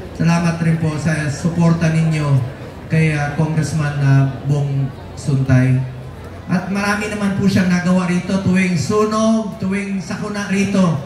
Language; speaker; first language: Filipino; non-native, local second language; Cebuano